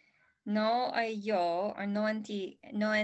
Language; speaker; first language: Spanish; non-native, learner; English